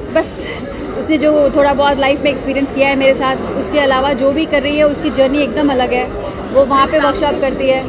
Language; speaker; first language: Hindi; native; Hindi